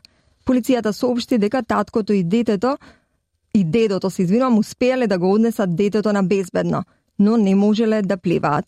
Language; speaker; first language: Macedonian; native; Macedonian